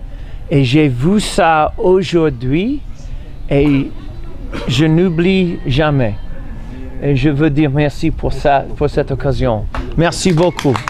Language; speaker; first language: French; non-native, learner; English